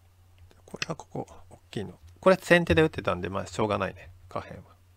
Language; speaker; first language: Japanese; native; Japanese